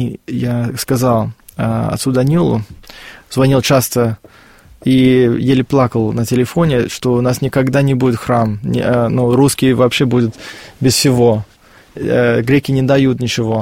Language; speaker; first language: Russian; non-native, fluent; Afrikaans